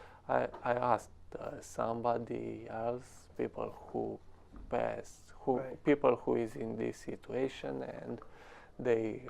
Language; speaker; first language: English; non-native, learner; Romanian